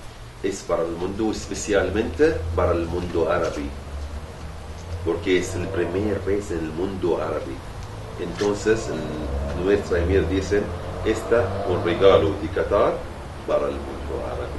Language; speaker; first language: Spanish; non-native, learner; Arabic